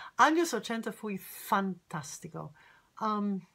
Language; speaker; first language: Spanish; non-native, learner; English